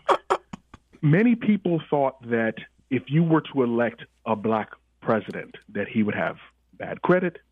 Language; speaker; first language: English; early bilingual, other home language; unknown